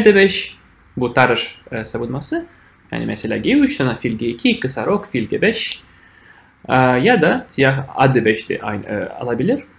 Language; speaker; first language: Turkish; non-native, fluent; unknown